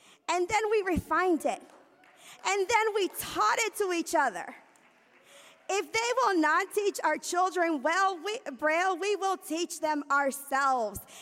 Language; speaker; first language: English; early bilingual, other home language; Spanish